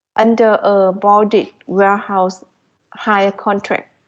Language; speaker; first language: English; non-native, fluent; Vietnamese